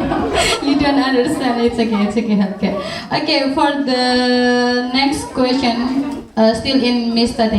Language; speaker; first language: English; non-native, fluent; Indonesian